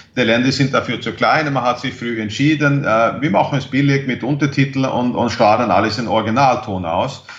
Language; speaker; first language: German; non-native, fluent; Swedish